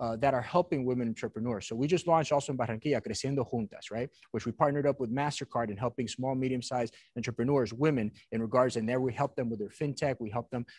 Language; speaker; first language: English; native; English